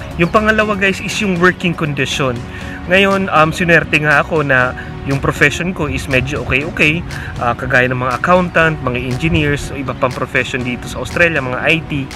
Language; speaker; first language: Filipino; non-native, local second language; Bikol